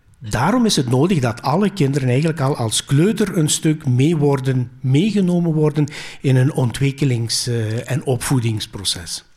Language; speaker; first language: Dutch; early bilingual, other home language; Greek